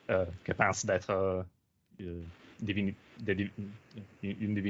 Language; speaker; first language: French; non-native, learner; Italian